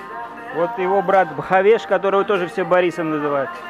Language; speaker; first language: Russian; native; Russian